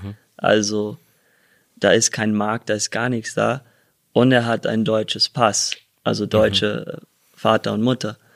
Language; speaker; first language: German; early bilingual, heritage; German